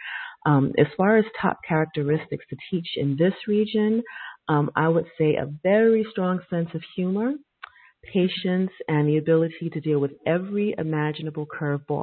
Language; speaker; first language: English; native; English